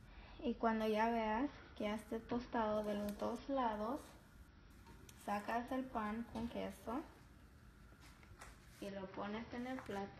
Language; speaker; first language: Spanish; early bilingual, heritage; Spanish